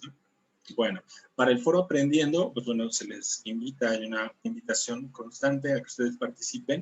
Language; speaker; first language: Spanish; native; Spanish